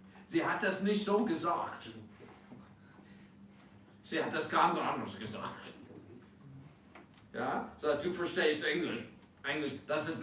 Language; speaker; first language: German; non-native, fluent; English